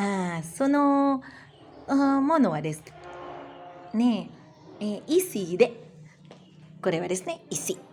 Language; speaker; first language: Japanese; non-native, learner; Indonesian